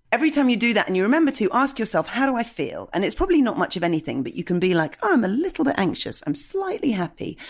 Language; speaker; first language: English; native; English